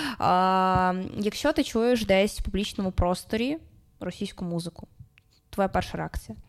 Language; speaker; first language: Ukrainian; non-native, local second language; Russian